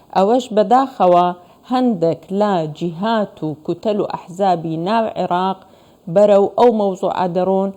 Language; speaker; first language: Central Kurdish; non-native, local second language; Kurdish